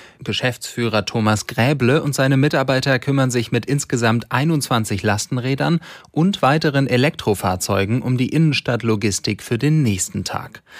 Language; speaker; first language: German; native; German